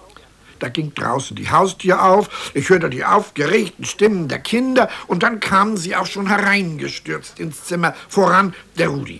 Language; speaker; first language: German; native; German